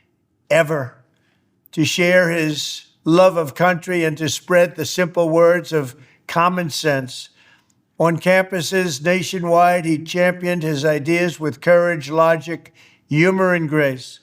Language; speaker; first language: English; native; English